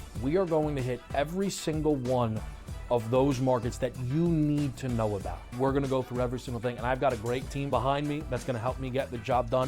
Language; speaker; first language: English; native; English